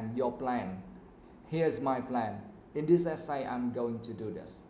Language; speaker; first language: English; non-native, fluent; Vietnamese